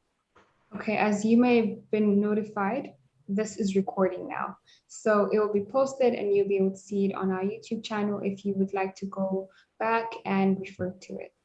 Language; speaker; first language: English; non-native, local second language; Kinyarwanda